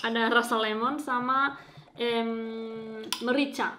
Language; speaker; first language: Indonesian; non-native, fluent; Spanish